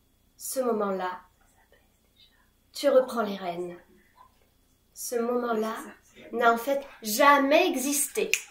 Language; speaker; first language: French; native; French